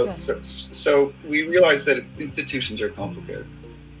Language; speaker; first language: English; native; English